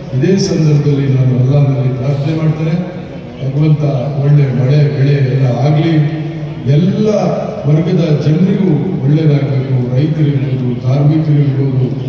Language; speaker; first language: Kannada; native; Kannada